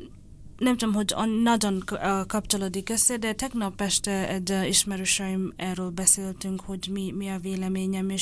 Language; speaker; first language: Hungarian; non-native, learner; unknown